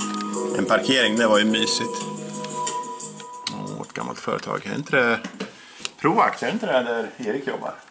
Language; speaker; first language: Swedish; native; Swedish